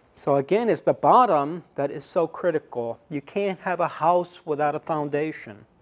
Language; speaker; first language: English; non-native, fluent; Estonian